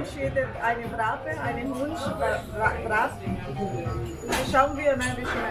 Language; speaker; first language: German; non-native, learner; Portuguese